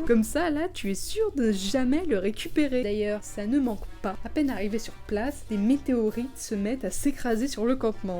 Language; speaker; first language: French; native; French